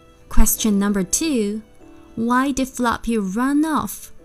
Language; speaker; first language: English; non-native, fluent; Chinese